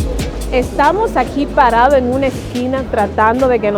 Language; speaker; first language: Spanish; native; Spanish